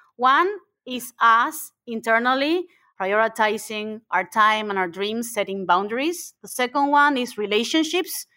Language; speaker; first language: English; non-native, fluent; Spanish